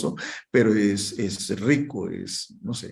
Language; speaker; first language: Spanish; native; Spanish